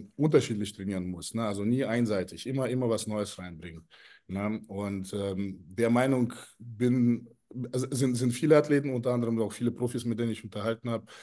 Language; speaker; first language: German; early bilingual, other home language; Russian